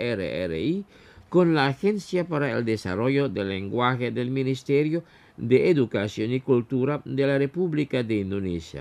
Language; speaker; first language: Spanish; non-native, fluent; Indonesian